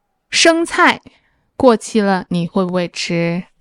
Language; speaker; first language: Chinese; native; Chinese